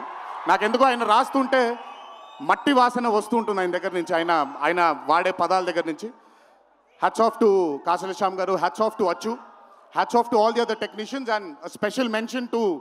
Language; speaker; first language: Telugu; native; Telugu